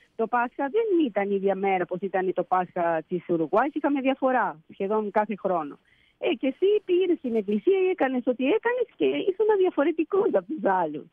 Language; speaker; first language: Greek; early bilingual, heritage; Greek